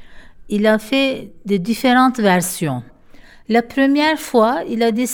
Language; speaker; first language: French; non-native, fluent; Turkish